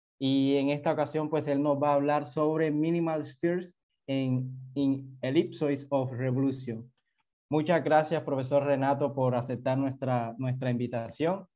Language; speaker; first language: Spanish; native; Spanish